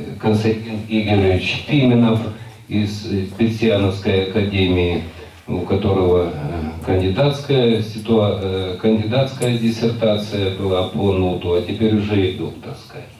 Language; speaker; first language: Russian; native; Russian